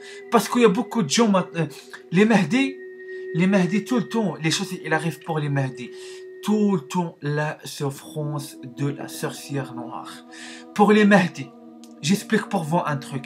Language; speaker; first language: French; non-native, learner; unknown